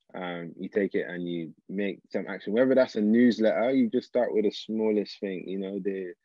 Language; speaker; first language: English; native; English